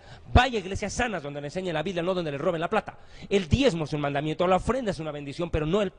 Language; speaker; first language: Spanish; native; Spanish